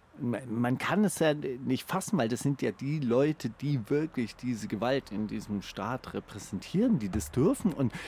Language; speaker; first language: German; native; German